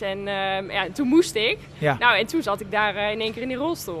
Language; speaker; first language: Dutch; native; Dutch